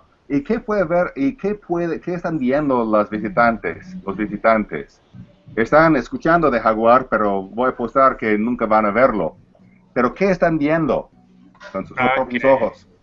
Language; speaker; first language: Spanish; non-native, fluent; English